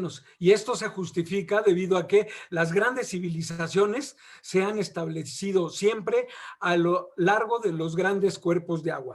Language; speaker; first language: Spanish; native; Spanish